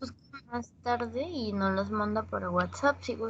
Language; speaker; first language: Spanish; native; Spanish